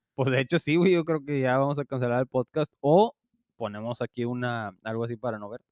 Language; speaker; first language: Spanish; native; Spanish